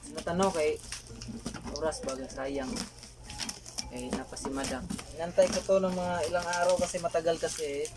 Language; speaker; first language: Filipino; non-native, local second language; Cebuano